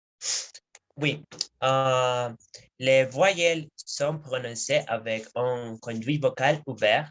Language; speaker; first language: French; non-native, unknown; Spanish